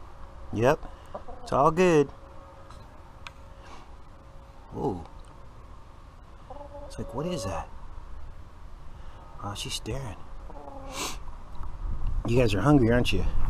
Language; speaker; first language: English; native; English